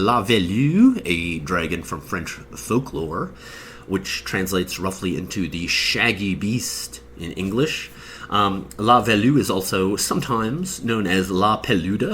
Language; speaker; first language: English; native; English